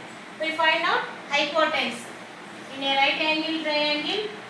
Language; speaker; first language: English; non-native, local second language; Telugu